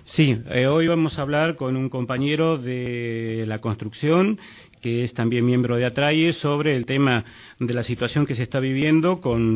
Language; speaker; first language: Spanish; native; Spanish